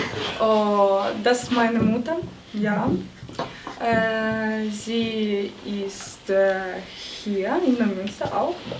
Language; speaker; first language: German; non-native, learner; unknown